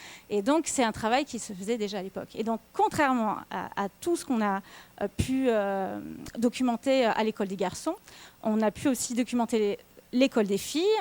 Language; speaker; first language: French; native; French